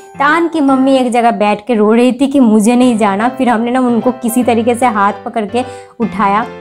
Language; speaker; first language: Hindi; non-native, local second language; Bangla